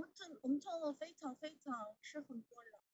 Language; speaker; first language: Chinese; non-native, learner; Korean